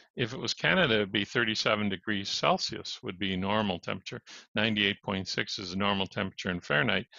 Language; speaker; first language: English; native; English